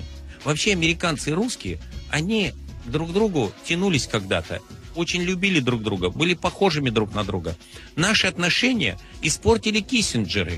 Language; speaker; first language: Russian; native; Russian